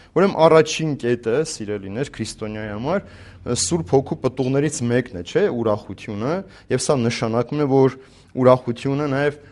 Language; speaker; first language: Armenian; native; Armenian